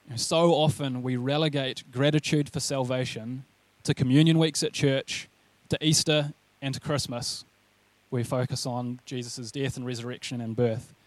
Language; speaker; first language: English; native; English